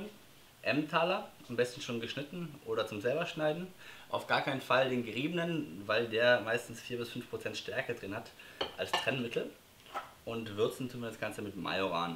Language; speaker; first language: German; native; German